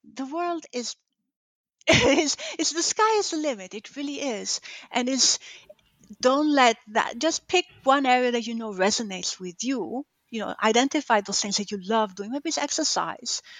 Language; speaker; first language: English; non-native, fluent; Italian